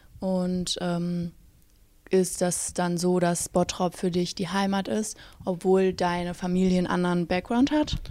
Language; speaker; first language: German; native; German